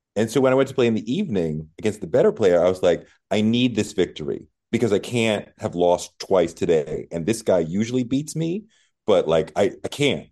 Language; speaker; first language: English; native; English